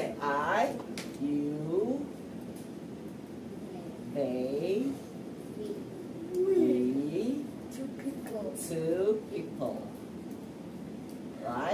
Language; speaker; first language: English; non-native, fluent; Chinese